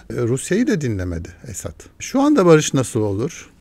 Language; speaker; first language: Turkish; early bilingual, heritage; Arabic